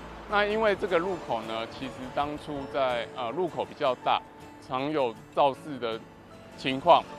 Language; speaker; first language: Chinese; native; Chinese